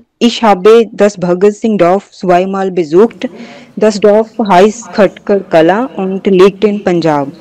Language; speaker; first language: German; non-native, learner; Punjabi